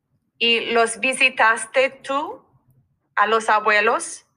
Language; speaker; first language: Spanish; non-native, fluent; English